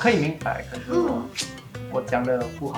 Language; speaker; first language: Chinese; non-native, learner; English